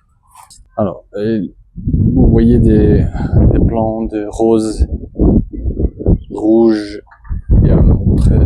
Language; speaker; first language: French; non-native, learner; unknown